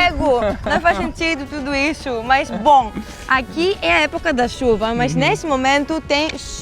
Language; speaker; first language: Portuguese; non-native, fluent; Greek